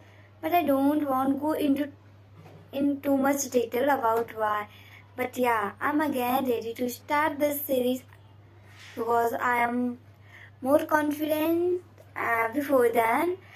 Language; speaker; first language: English; non-native, learner; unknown